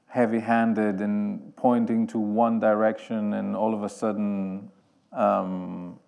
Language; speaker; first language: English; non-native, fluent; Greek